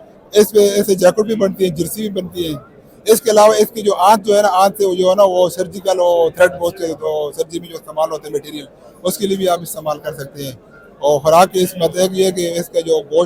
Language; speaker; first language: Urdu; non-native, local second language; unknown